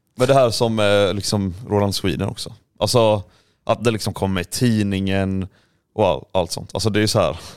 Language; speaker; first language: Swedish; native; Swedish